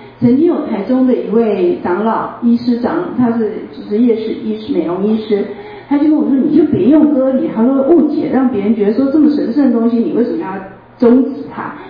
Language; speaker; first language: Chinese; native; Chinese